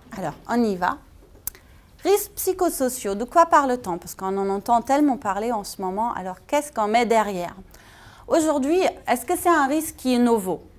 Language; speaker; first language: French; non-native, fluent; German